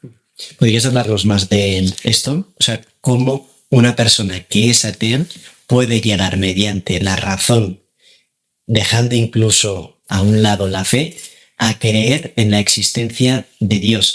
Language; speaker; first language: Spanish; native; Spanish